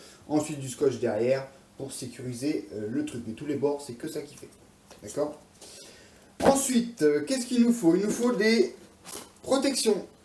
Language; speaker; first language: French; native; French